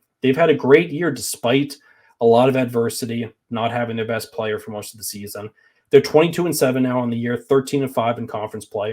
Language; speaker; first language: English; native; English